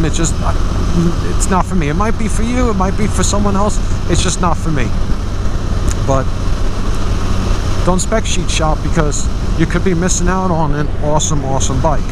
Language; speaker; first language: English; native; English